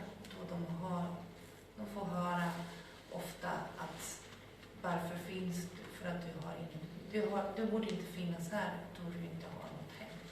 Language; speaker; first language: Swedish; non-native, fluent; Spanish